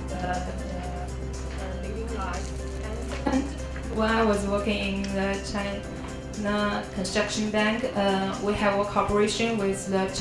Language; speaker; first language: English; non-native, fluent; Chinese